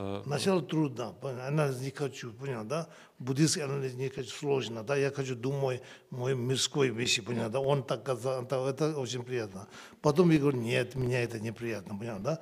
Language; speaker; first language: Russian; non-native, learner; Tibetan